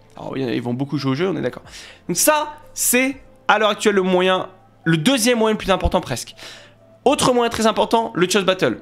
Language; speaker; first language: French; native; French